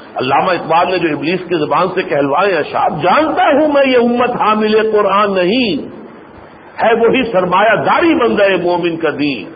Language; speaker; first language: Urdu; native; Urdu